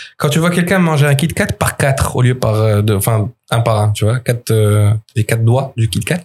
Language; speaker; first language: French; non-native, local second language; Arabic